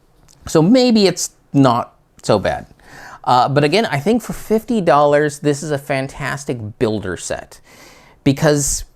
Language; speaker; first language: English; native; English